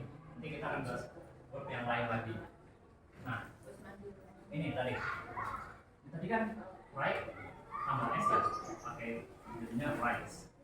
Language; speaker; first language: Indonesian; native; Indonesian